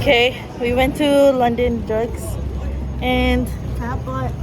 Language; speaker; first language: English; non-native, local second language; Filipino